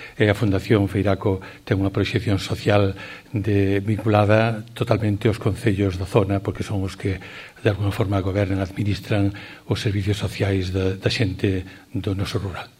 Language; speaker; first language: Galician; native; Galician